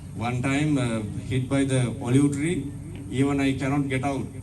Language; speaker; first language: English; non-native, learner; Sinhala